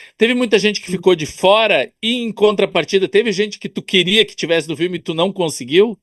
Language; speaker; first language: Portuguese; native; Portuguese